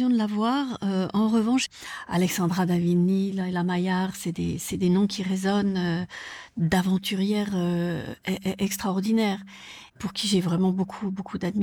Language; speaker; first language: French; native; French